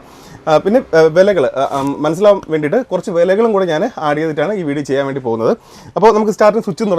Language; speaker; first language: Malayalam; native; Malayalam